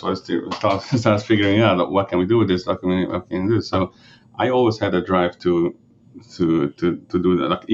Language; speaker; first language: English; early bilingual, other home language; Yiddish